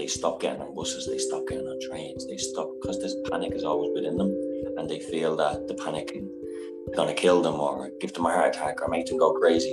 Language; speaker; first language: English; native; English